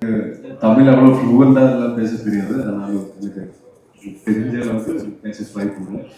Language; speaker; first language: Tamil; non-native, learner; Malayalam